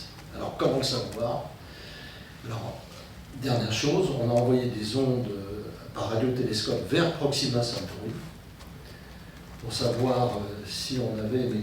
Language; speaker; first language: French; native; French